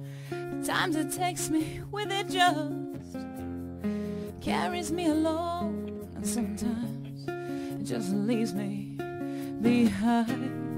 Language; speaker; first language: English; native; English